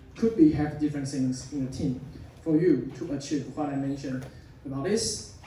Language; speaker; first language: English; non-native, fluent; Chinese